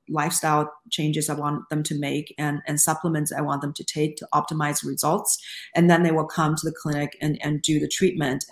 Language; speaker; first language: English; non-native, fluent; Chinese